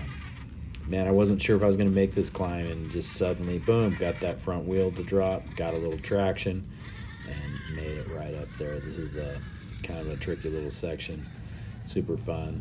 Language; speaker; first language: English; native; English